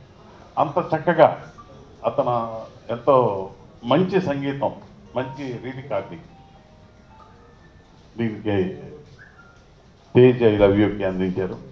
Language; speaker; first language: Telugu; native; Telugu